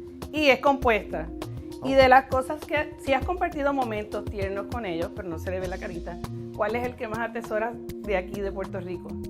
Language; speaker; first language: Spanish; native; Spanish